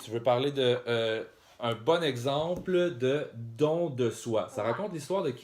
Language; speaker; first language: French; native; French